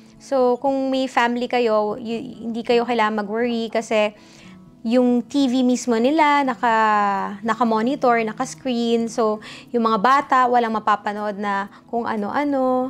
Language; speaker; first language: Filipino; early bilingual, heritage; Filipino